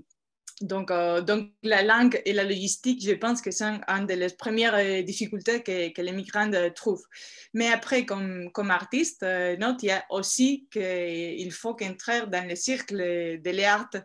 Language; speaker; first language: French; non-native, fluent; Spanish